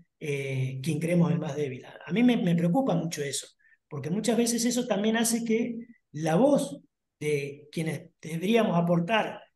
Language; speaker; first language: Spanish; native; Spanish